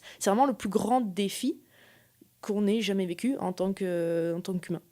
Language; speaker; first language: French; native; French